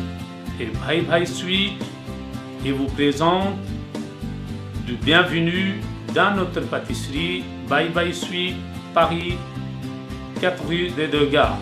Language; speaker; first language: French; non-native, fluent; Urdu